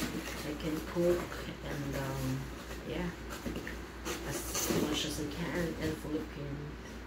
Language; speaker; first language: English; non-native, local second language; Filipino